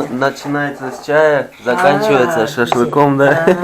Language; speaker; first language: Russian; native; Russian